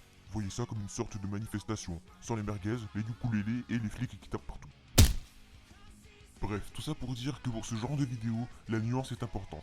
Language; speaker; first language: French; native; French